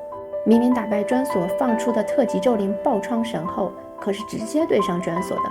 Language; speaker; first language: Chinese; native; Chinese